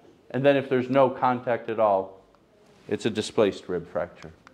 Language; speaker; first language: English; early bilingual, other home language; Ukrainian